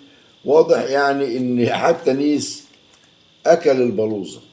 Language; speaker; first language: Arabic; native; Arabic